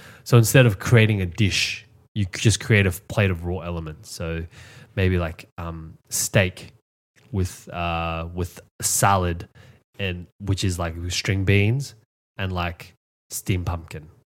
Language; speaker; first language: English; native; English